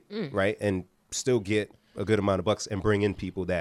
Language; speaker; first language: English; native; English